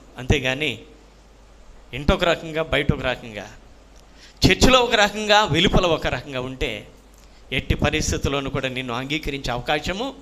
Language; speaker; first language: Telugu; native; Telugu